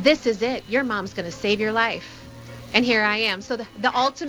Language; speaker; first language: English; native; English